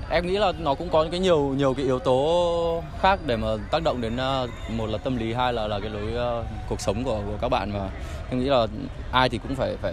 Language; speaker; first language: Vietnamese; early bilingual, heritage; Vietnamese